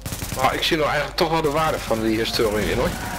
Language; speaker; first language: Dutch; native; Dutch